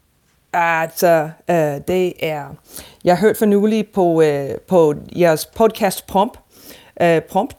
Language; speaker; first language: Danish; non-native, fluent; English